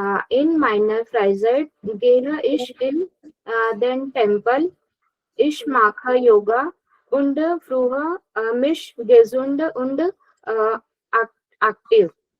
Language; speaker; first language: German; non-native, learner; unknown